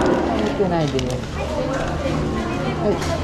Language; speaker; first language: Japanese; native; Japanese